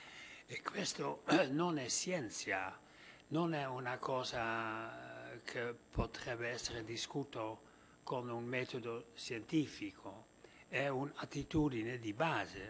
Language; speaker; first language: Italian; non-native, fluent; Dutch